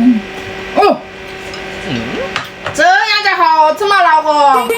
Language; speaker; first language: Chinese; non-native, fluent; Indonesian